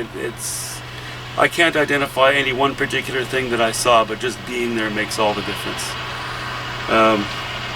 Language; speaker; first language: English; native; English